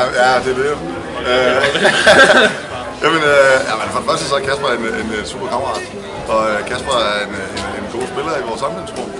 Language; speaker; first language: Danish; native; Danish